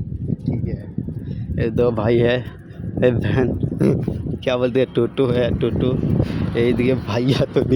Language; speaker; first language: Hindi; non-native, local second language; Bangla